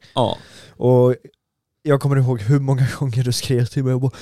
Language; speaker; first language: Swedish; early bilingual, other home language; German